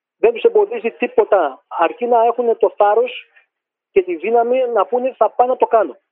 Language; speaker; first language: Greek; native; Greek